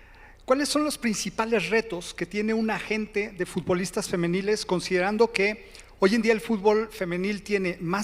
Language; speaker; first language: Spanish; native; Spanish